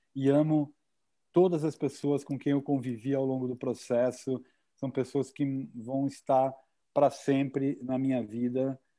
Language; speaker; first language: Portuguese; native; Portuguese